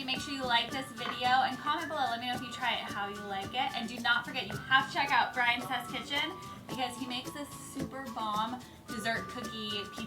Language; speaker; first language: English; native; English